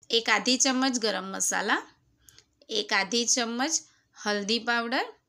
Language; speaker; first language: Hindi; non-native, local second language; Gujarati